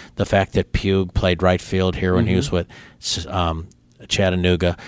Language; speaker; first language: English; native; English